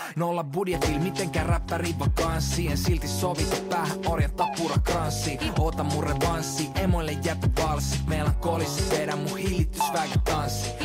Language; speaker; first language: Finnish; native; Finnish